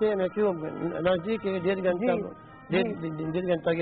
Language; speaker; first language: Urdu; non-native, learner; Arabic